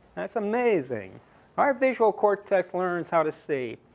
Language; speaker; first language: English; non-native, fluent; Estonian